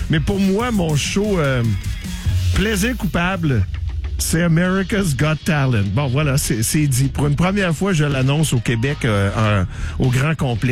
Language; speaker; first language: French; native; French